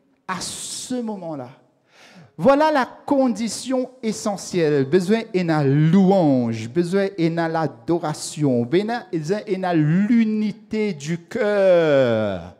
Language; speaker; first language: French; non-native, local second language; Morisyen